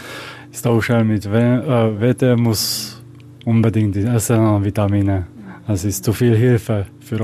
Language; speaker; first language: German; non-native, learner; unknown